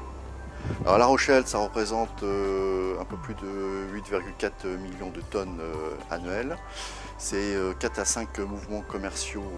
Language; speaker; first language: French; native; French